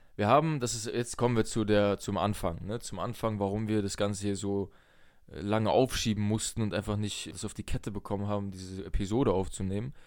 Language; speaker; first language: German; early bilingual, other home language; Russian